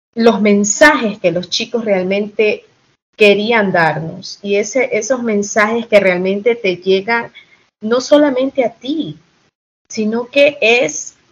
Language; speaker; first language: Spanish; early bilingual, heritage; Spanish